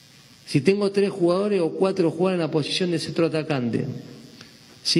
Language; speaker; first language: Spanish; native; Spanish